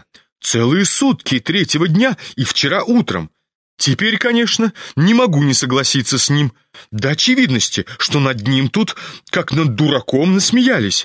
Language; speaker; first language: Russian; native; Russian